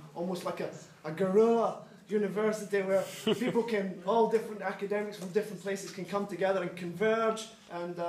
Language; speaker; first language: English; native; English